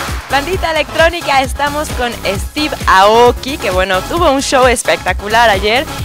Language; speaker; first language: Spanish; native; Spanish